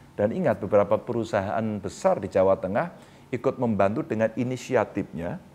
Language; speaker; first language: Indonesian; native; Indonesian